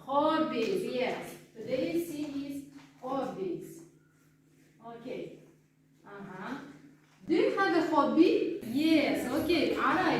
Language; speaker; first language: English; non-native, learner; Kazakh